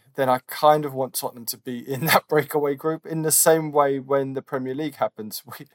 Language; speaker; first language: English; native; English